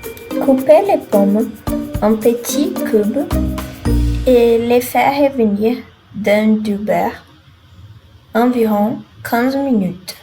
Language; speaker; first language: French; non-native, learner; Portuguese